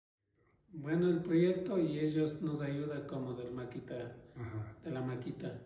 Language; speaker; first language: Spanish; non-native, local second language; Quechua